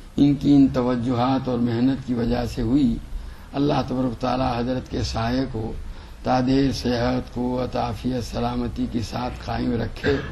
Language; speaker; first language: Urdu; non-native, local second language; Gujarati